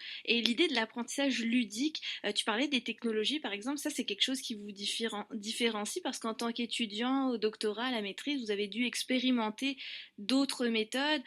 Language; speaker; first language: French; native; French